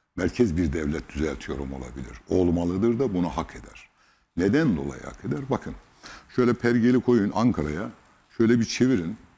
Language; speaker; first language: Turkish; native; Turkish